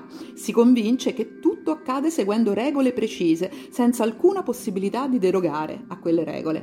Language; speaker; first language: Italian; native; Italian